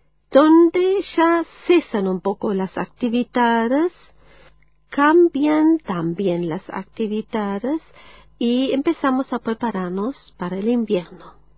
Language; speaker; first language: Spanish; non-native, fluent; German